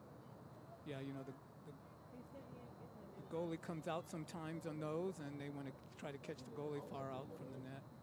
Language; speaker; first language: English; native; English